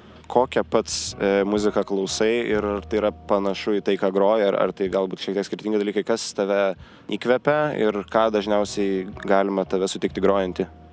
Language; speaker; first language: Lithuanian; native; Lithuanian